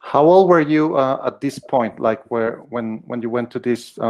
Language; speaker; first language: English; non-native, fluent; Spanish